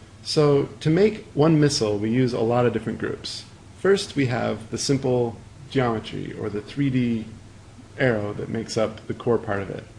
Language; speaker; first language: English; native; English